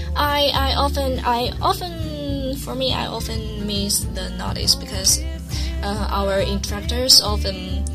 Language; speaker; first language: English; non-native, fluent; Chinese